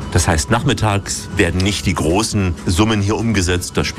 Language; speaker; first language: German; native; German